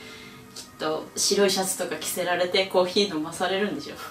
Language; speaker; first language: Japanese; native; Japanese